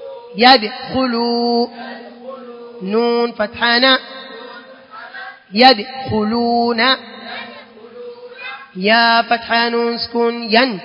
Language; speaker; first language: Arabic; non-native, learner; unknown